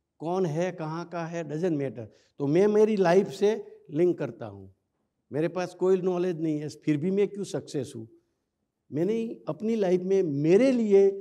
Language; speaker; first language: Hindi; non-native, local second language; Gujarati